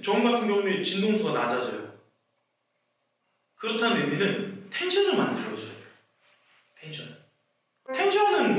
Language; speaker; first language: Korean; native; Korean